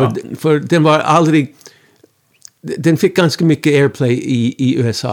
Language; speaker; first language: Swedish; non-native, fluent; English